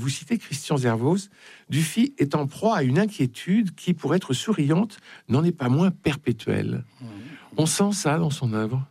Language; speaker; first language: French; native; French